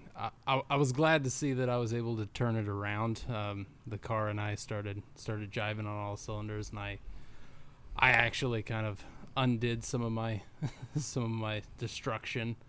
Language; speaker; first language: English; native; English